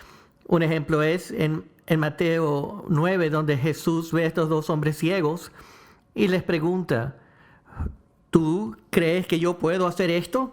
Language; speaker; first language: Spanish; non-native, fluent; English